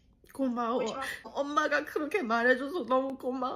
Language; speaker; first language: Korean; early bilingual, other home language; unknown